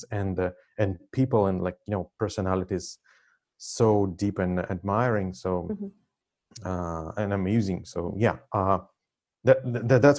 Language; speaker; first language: English; non-native, fluent; Russian